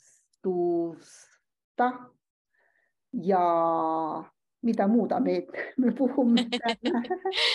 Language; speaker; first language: Finnish; non-native, learner; Chinese